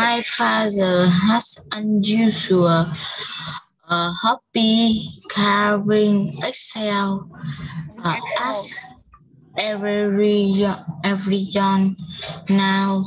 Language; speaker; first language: English; non-native, learner; Vietnamese